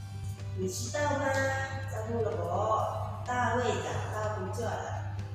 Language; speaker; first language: Chinese; non-native, learner; Lao